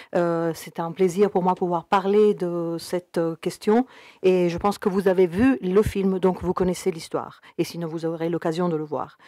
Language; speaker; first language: French; non-native, fluent; Spanish